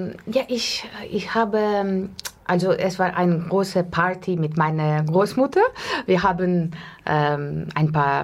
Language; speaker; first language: German; non-native, learner; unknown